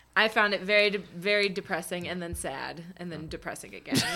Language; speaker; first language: English; native; English